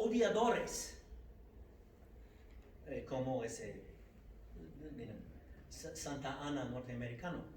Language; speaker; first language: Spanish; non-native, fluent; English